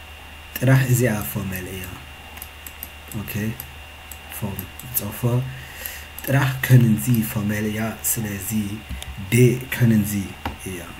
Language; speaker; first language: German; non-native, fluent; Tigrinya